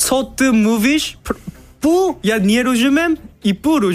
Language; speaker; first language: Polish; non-native, learner; Korean